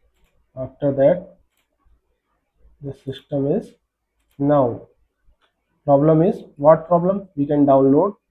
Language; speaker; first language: English; non-native, local second language; Hindi